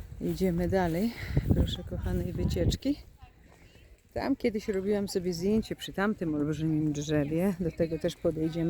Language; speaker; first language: Polish; native; Polish